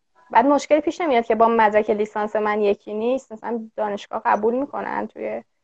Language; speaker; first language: Persian; native; Persian